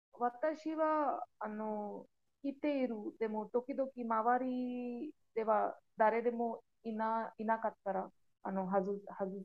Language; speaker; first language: Japanese; non-native, learner; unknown